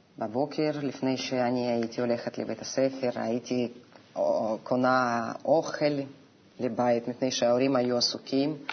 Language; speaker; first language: Hebrew; non-native, fluent; Russian